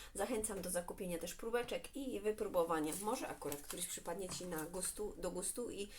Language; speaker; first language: Polish; native; Polish